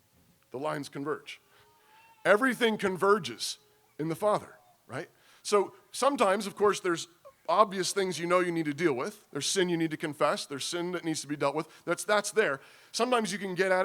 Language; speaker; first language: English; native; English